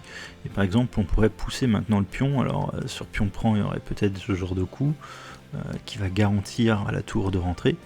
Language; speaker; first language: French; native; French